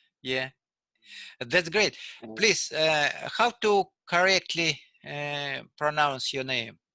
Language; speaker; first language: English; non-native, learner; Russian